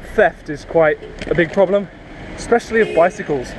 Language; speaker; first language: English; native; English